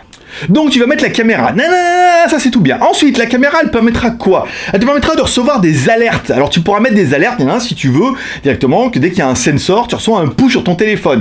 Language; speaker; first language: French; native; French